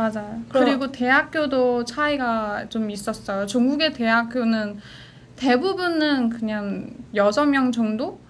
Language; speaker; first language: Korean; non-native, fluent; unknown